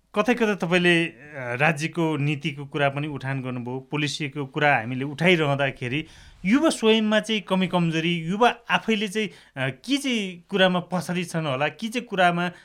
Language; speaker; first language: Nepali; native; Nepali